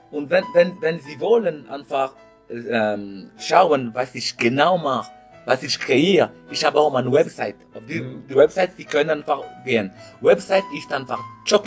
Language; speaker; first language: German; non-native, learner; French